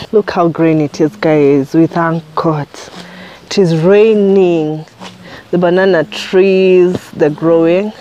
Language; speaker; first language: English; non-native, local second language; Kikuyu